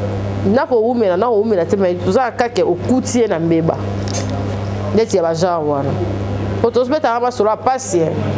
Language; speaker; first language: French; non-native, local second language; Lingala